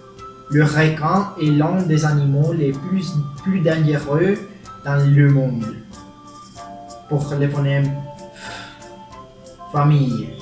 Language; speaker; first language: French; non-native, learner; Spanish